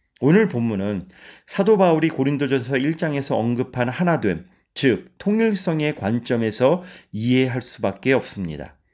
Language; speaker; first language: Korean; native; Korean